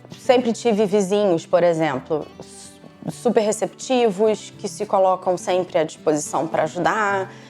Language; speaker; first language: Portuguese; native; Portuguese